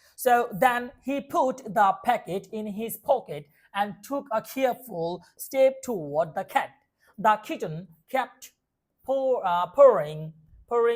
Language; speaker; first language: English; non-native, local second language; Bangla